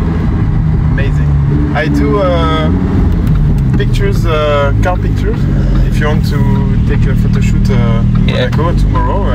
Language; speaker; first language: English; non-native, learner; French